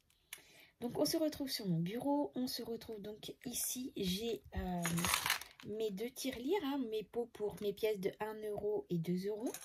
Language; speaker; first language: French; native; French